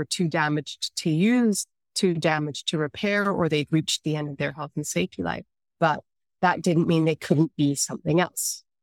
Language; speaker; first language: English; native; English